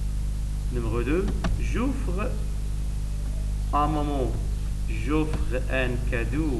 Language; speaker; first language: French; non-native, learner; Arabic